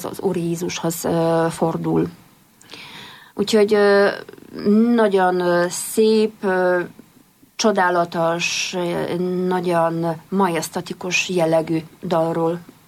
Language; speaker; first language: Hungarian; non-native, fluent; Polish